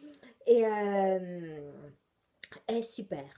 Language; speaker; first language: French; non-native, fluent; Italian